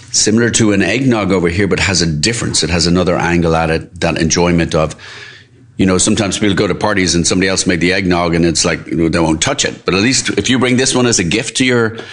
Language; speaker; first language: English; native; English